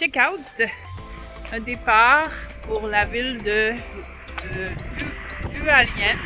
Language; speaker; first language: French; native; French